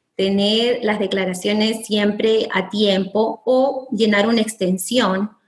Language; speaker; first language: Spanish; native; Spanish